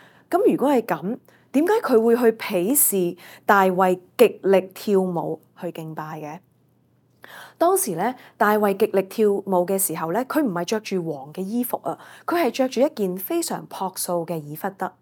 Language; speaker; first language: Cantonese; native; Cantonese